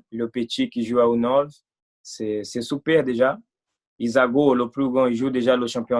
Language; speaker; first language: French; non-native, fluent; Portuguese